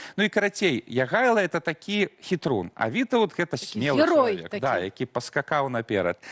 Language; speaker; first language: Belarusian; native; Belarusian